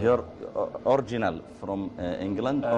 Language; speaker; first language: English; non-native, learner; Arabic